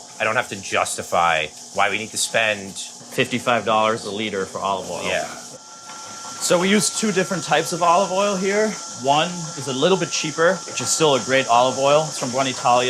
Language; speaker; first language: English; native; English